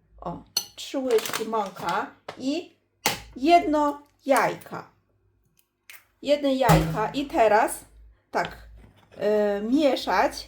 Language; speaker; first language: Polish; non-native, learner; Chinese